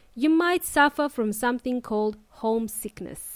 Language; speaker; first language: English; native; English